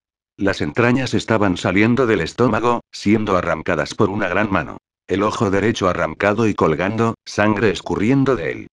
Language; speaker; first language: Spanish; native; Spanish